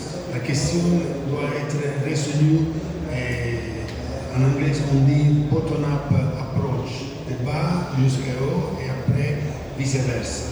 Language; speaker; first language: French; non-native, fluent; Italian